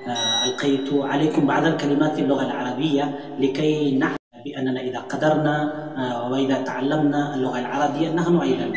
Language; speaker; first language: Arabic; non-native, fluent; Urdu